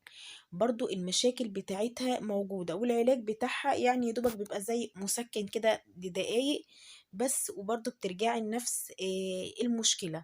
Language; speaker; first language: Arabic; native; Arabic